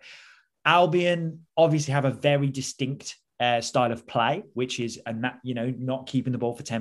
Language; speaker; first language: English; native; English